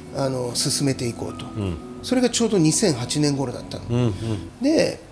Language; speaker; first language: Japanese; native; Japanese